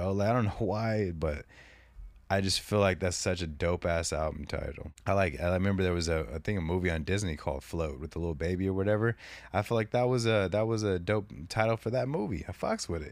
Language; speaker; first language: English; native; English